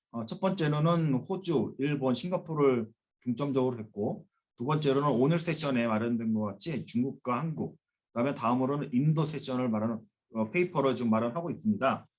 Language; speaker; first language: Korean; native; Korean